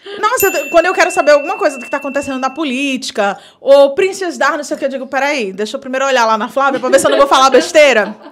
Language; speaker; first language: Portuguese; native; Portuguese